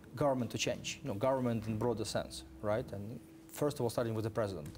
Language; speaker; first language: English; non-native, fluent; Ukrainian